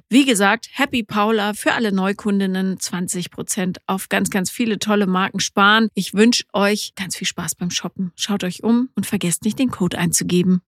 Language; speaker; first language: German; native; German